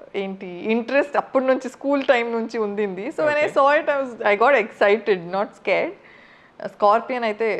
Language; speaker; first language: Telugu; non-native, fluent; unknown